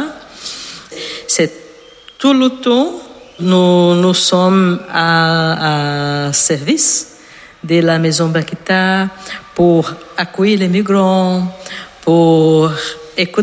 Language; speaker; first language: French; non-native, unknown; Portuguese